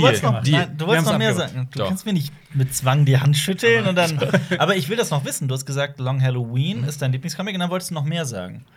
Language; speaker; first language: German; native; German